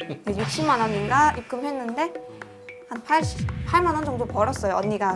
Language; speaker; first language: Korean; non-native, fluent; Vietnamese